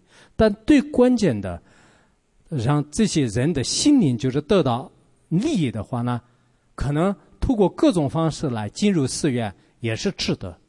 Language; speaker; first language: Chinese; non-native, local second language; Tibetan